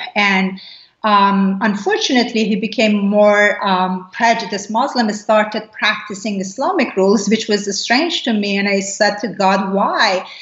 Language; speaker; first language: English; non-native, fluent; Persian